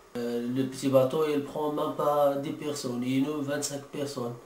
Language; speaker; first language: French; non-native, learner; Arabic